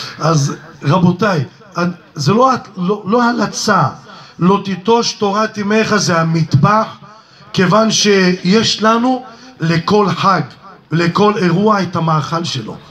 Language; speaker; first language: Hebrew; early bilingual, other home language; Arabic